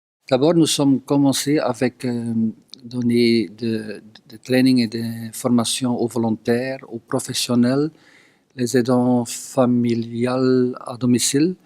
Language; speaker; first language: French; non-native, local second language; Dutch